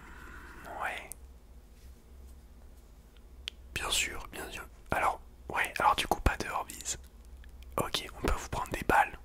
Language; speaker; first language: French; native; French